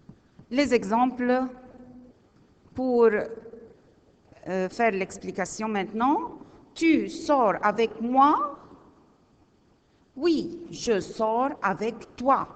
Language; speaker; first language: French; non-native, learner; Arabic